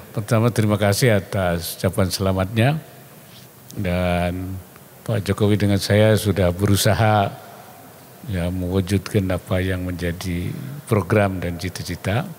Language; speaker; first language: Indonesian; native; Indonesian